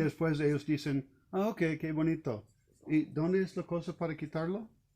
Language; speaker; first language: Spanish; non-native, learner; English